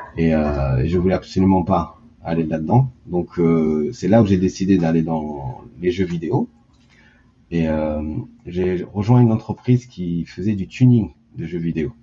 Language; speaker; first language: French; early bilingual, heritage; French